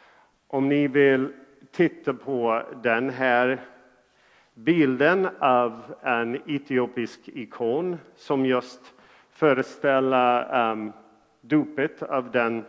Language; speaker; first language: Swedish; non-native, fluent; English